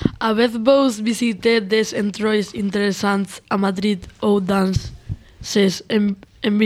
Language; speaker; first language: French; non-native, learner; Spanish